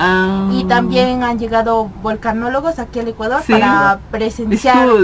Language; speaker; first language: Spanish; native; Spanish